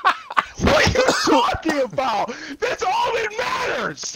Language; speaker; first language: English; native; English